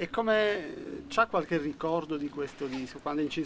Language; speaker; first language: Italian; native; Italian